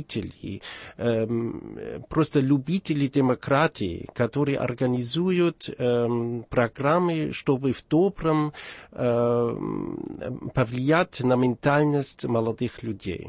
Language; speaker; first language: Russian; non-native, fluent; German